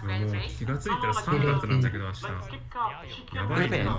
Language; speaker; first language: Japanese; native; Japanese